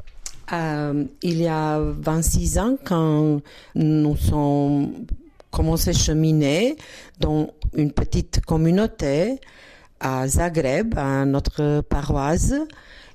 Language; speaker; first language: French; non-native, learner; Croatian